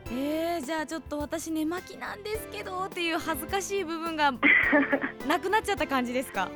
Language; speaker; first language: Japanese; native; Japanese